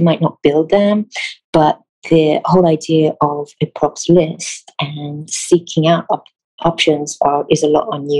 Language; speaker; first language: English; non-native, fluent; Hebrew